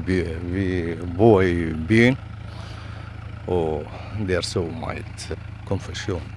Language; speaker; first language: Danish; non-native, learner; Arabic